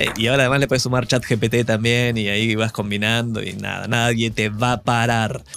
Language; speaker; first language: Spanish; native; Spanish